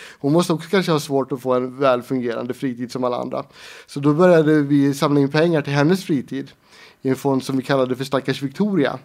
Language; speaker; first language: Swedish; native; Swedish